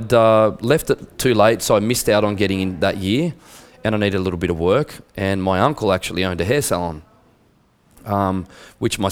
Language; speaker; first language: English; native; English